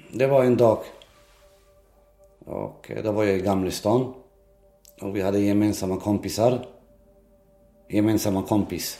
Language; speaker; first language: Swedish; early bilingual, other home language; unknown